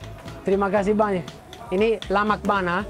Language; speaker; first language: Indonesian; non-native, learner; Italian